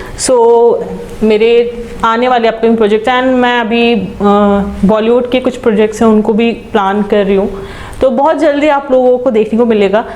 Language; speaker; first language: Hindi; native; Hindi